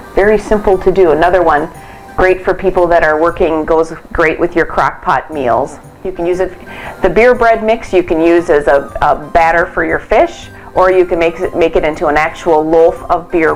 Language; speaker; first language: English; native; English